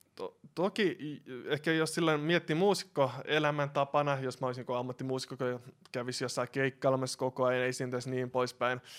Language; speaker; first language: Finnish; early bilingual, other home language; Russian